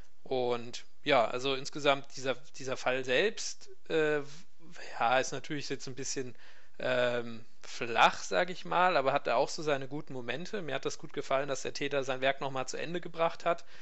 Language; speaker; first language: German; native; German